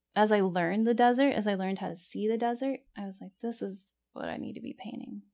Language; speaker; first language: English; native; English